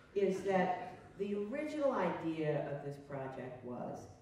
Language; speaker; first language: English; native; English